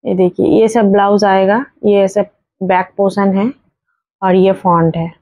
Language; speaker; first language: Hindi; non-native, local second language; Bangla